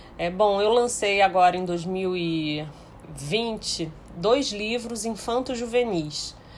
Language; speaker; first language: Portuguese; early bilingual, heritage; Portuguese